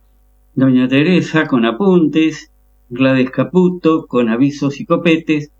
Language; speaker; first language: Spanish; native; Spanish